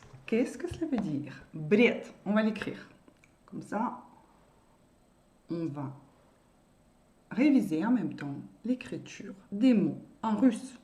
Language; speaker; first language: French; non-native, fluent; Russian